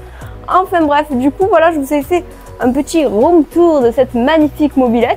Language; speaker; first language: French; native; French